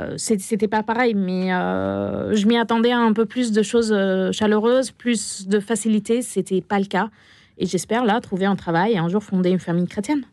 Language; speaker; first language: French; non-native, fluent; Arabic